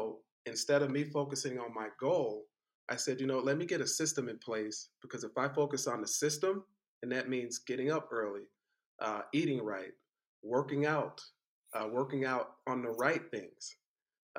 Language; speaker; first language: English; native; English